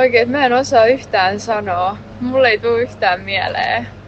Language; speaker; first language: Finnish; native; Finnish